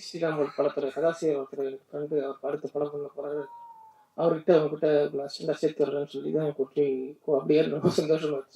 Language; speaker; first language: Tamil; native; Tamil